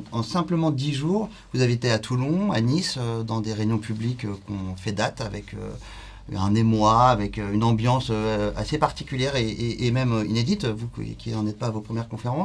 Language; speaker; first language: French; native; French